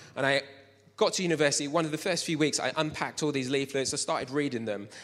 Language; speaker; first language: English; native; English